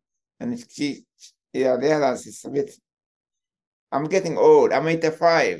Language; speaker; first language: English; non-native, local second language; Kikuyu